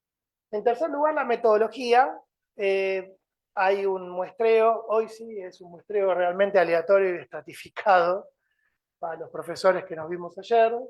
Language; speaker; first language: Spanish; native; Spanish